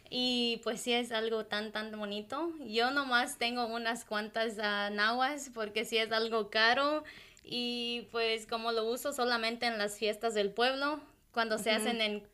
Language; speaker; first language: Spanish; non-native, local second language; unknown